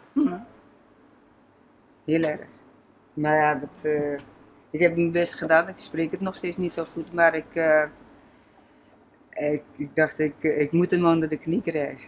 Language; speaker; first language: Dutch; non-native, learner; Portuguese